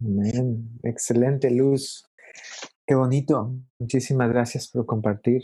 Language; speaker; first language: Spanish; native; Spanish